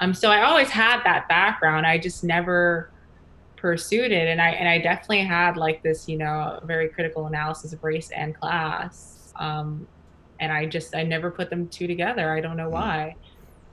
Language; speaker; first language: English; native; English